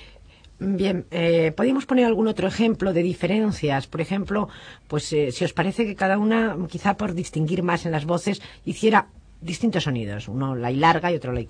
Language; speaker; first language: Spanish; native; Spanish